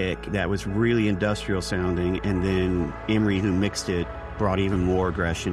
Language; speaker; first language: English; native; English